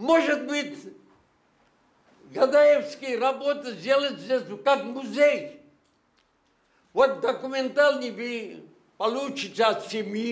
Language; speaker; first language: Russian; non-native, local second language; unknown